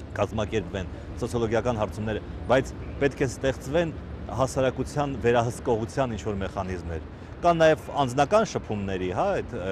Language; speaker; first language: Armenian; native; Armenian